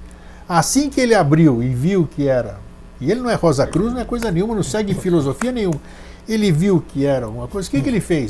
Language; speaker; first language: Portuguese; native; Portuguese